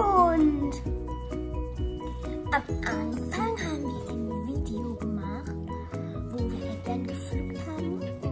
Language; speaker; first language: German; early bilingual, other home language; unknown